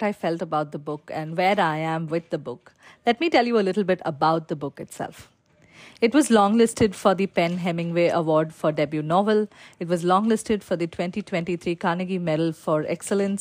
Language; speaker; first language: English; non-native, local second language; Malayalam